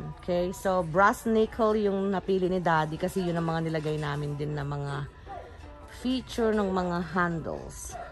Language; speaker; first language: Filipino; native; Filipino